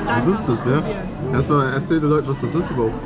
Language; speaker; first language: German; native; German